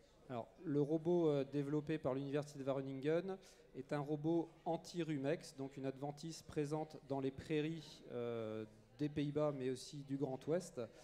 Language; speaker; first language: French; native; French